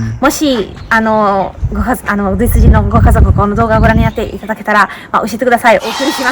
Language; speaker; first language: Japanese; non-native, fluent; Italian